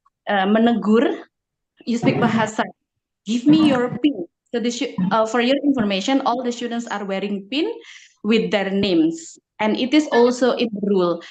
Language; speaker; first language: English; non-native, fluent; Indonesian